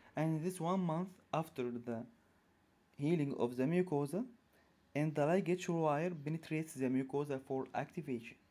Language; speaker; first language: English; non-native, fluent; Arabic